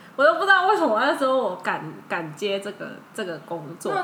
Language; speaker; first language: Chinese; early bilingual, heritage; Chinese